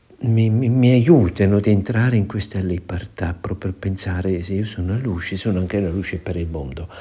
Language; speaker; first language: Italian; non-native, fluent; German